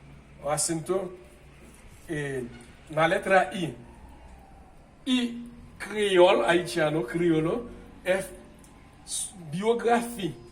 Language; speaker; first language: Portuguese; non-native, fluent; Haitian Creole